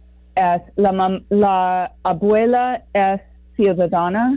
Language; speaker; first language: Spanish; non-native, fluent; English